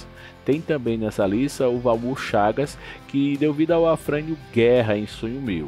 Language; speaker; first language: Portuguese; native; Portuguese